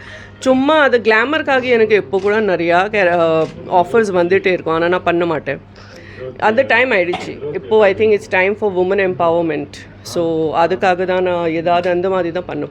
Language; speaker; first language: Tamil; non-native, local second language; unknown